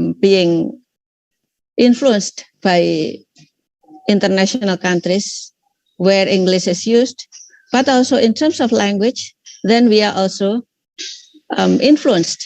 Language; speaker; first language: English; non-native, fluent; Indonesian